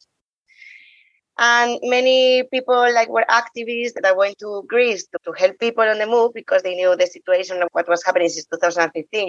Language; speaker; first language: English; non-native, fluent; Spanish